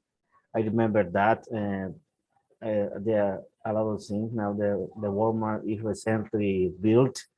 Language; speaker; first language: English; non-native, learner; Spanish